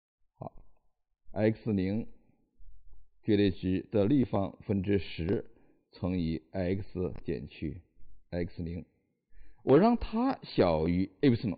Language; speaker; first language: Chinese; native; Chinese